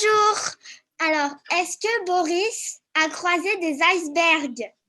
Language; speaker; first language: French; native; French